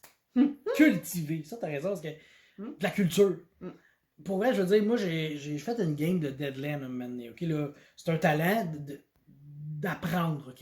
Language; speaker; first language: French; native; French